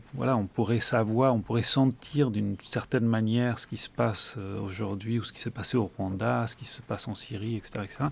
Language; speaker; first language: French; early bilingual, other home language; Spanish